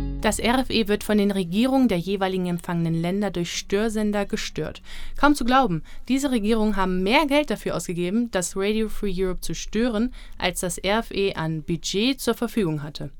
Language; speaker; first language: German; native; German